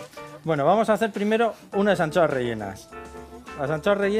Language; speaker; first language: Spanish; native; Spanish